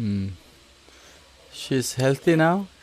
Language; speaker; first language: English; non-native, learner; Korean